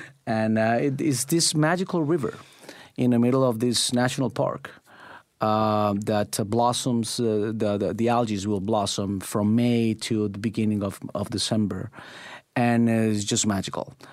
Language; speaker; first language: English; non-native, fluent; Spanish